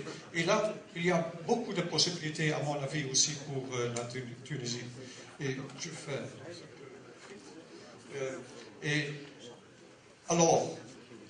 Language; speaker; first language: French; non-native, learner; Dutch